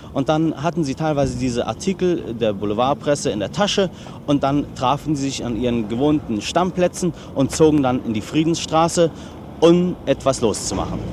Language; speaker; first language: German; native; German